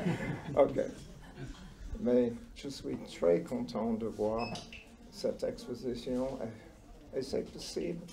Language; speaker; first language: French; non-native, learner; English